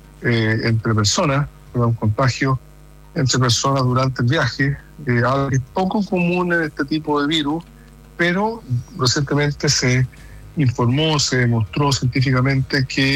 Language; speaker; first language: Spanish; native; Spanish